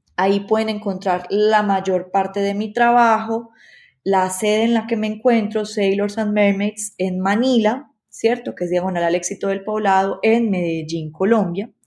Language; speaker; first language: Spanish; native; Spanish